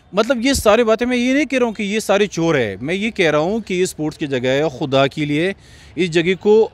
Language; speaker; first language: Urdu; non-native, local second language; Pashto